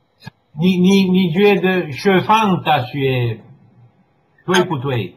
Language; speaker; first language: Chinese; non-native, learner; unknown